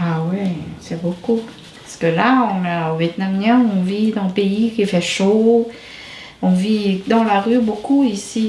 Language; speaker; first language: French; non-native, learner; Vietnamese